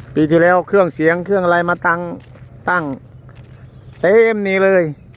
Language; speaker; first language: Thai; native; Thai